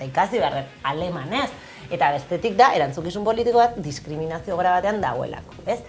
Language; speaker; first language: Basque; non-native, local second language; Spanish